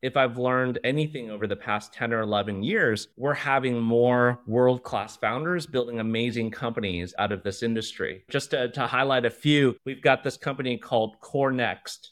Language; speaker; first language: English; early bilingual, other home language; Chinese